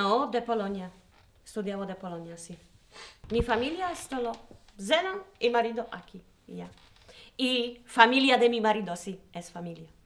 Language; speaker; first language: Spanish; non-native, learner; Polish